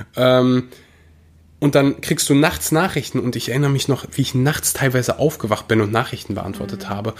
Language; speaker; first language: German; early bilingual, other home language; Russian